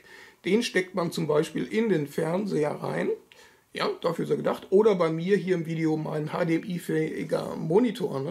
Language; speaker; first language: German; native; German